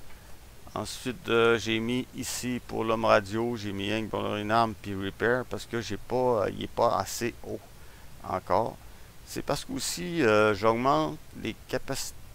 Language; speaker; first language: French; native; French